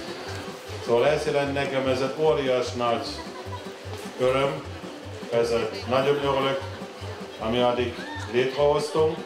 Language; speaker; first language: Hungarian; non-native, learner; German